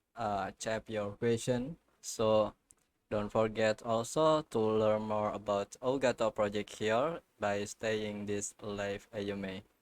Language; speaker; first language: English; non-native, learner; Indonesian